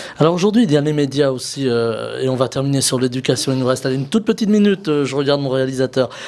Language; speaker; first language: French; native; French